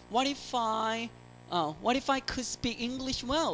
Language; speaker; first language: English; non-native, fluent; Korean